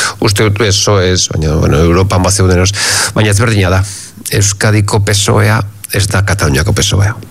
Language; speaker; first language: Basque; non-native, local second language; Spanish